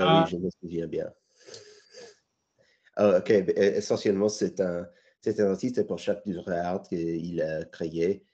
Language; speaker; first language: French; non-native, learner; English